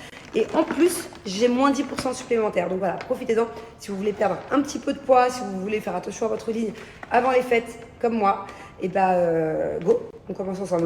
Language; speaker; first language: French; native; French